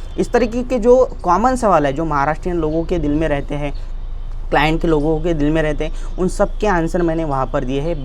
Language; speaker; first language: Hindi; non-native, local second language; Marathi